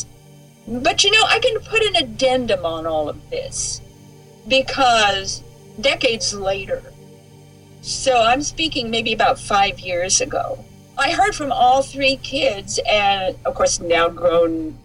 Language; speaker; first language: English; native; English